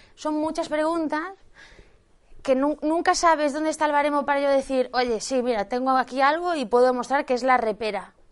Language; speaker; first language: Spanish; native; Spanish